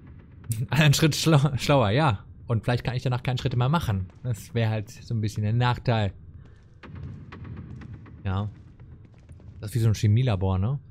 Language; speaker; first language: German; native; German